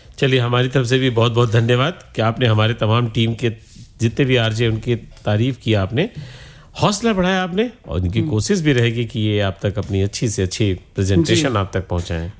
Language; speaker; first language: Hindi; native; Hindi